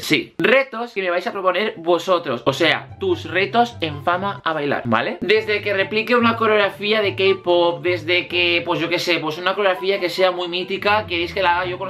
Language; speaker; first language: Spanish; native; Spanish